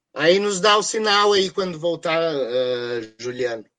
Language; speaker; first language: Portuguese; native; Portuguese